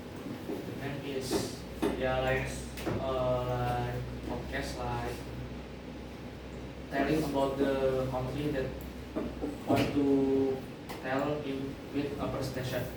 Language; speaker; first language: English; non-native, learner; Indonesian